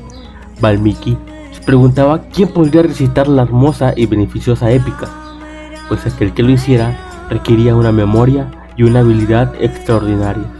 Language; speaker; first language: Spanish; native; Spanish